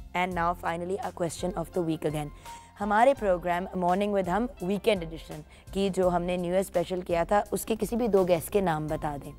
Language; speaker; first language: Urdu; native; Urdu